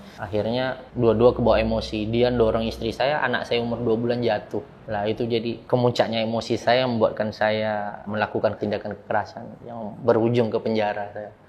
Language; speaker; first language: Indonesian; early bilingual, heritage; Indonesian